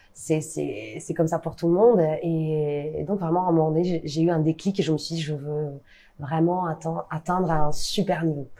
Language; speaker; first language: French; non-native, fluent; Italian